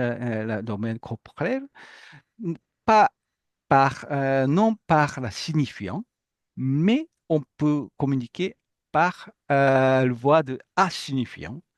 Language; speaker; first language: French; non-native, fluent; Japanese